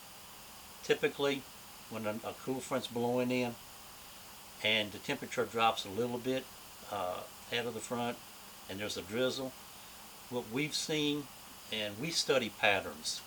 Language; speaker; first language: English; native; English